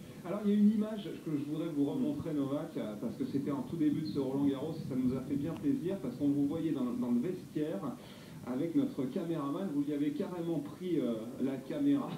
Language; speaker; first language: French; native; French